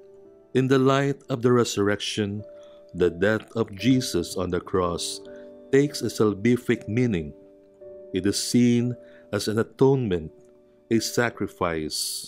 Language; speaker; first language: English; non-native, local second language; Filipino